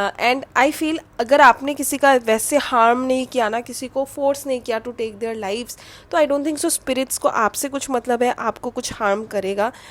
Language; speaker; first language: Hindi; non-native, local second language; Bangla